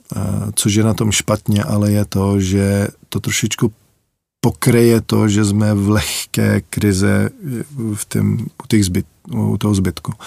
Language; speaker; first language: Czech; early bilingual, heritage; Czech